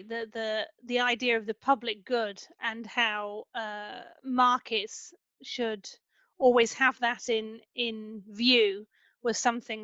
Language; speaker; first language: English; native; English